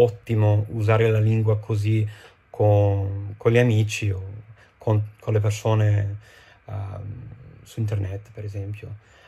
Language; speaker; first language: Italian; non-native, fluent; English